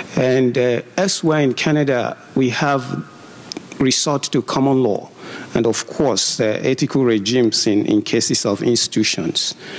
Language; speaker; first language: English; non-native, local second language; Igbo